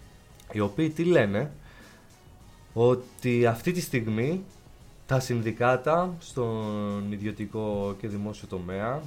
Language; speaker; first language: Greek; native; Greek